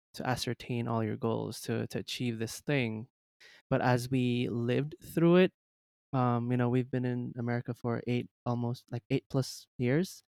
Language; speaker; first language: English; early bilingual, other home language; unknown